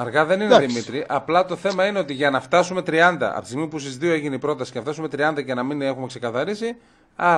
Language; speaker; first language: Greek; native; Greek